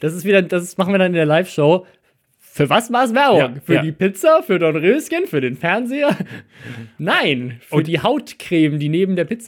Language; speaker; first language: German; native; German